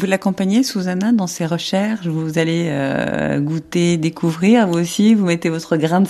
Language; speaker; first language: French; native; French